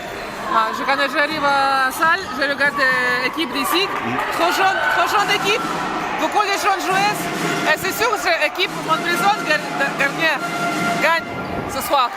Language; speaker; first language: French; non-native, learner; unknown